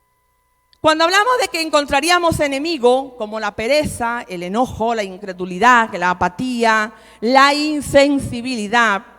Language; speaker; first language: Spanish; native; Spanish